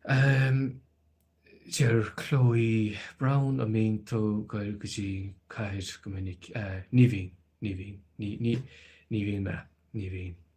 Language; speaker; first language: Irish; native; Irish